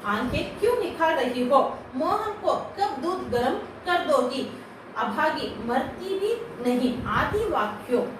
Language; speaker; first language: Hindi; non-native, local second language; Kannada